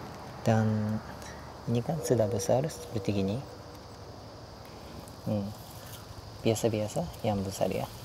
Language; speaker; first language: Indonesian; non-native, fluent; Japanese